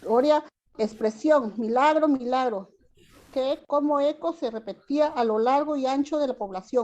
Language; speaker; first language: Spanish; native; Spanish